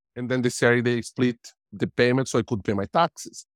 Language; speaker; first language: English; non-native, fluent; Portuguese